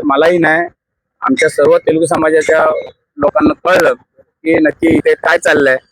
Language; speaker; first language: Marathi; non-native, local second language; Telugu